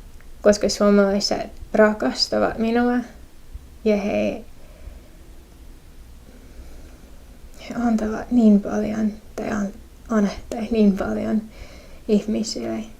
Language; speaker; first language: Finnish; non-native, fluent; English